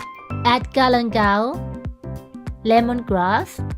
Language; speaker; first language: English; non-native, fluent; Thai